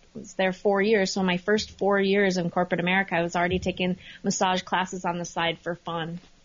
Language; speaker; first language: English; native; English